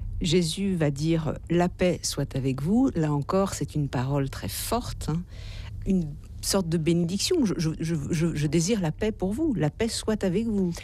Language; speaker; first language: French; native; French